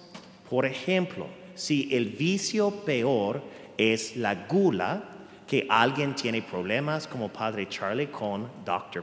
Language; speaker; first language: Spanish; non-native, fluent; English